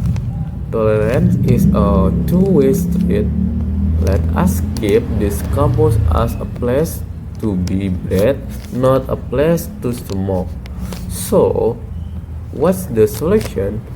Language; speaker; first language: English; non-native, learner; Indonesian